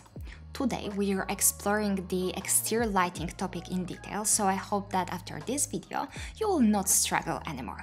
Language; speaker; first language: English; non-native, fluent; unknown